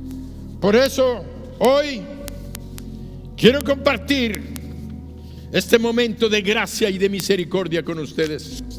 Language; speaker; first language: Spanish; native; Spanish